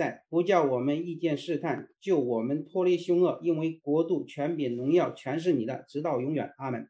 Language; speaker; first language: Chinese; native; Chinese